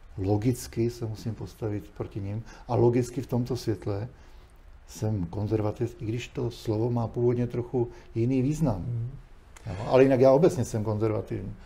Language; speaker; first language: Czech; native; Czech